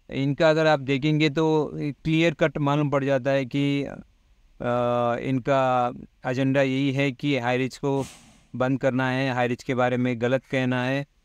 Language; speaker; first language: Hindi; non-native, local second language; Malayalam